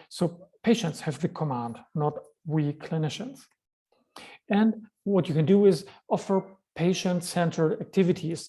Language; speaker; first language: English; non-native, fluent; German